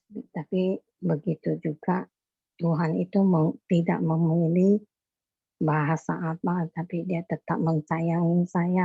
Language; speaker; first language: Indonesian; non-native, local second language; Chinese